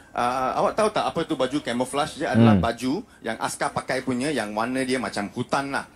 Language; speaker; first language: Malay; non-native, local second language; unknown